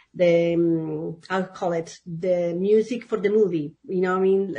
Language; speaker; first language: English; non-native, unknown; Italian